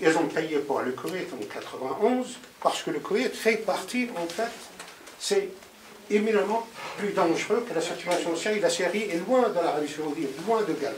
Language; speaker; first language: French; non-native, fluent; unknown